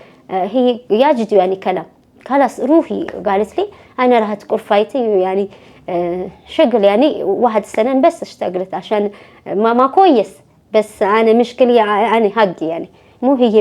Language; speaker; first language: Arabic; non-native, learner; Amharic